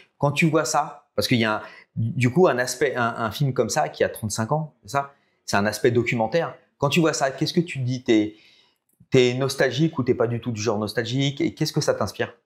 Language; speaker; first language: French; native; French